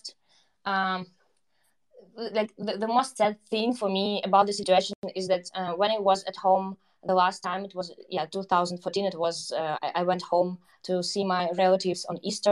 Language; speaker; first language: English; non-native, fluent; Ukrainian